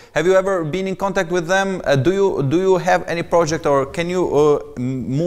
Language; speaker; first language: English; non-native, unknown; Albanian